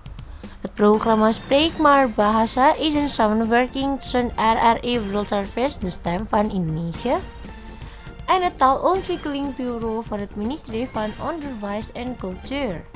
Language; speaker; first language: Dutch; non-native, fluent; Indonesian